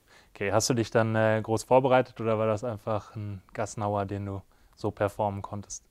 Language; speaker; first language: German; native; German